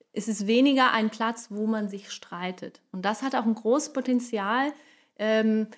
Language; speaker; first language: German; non-native, fluent; Portuguese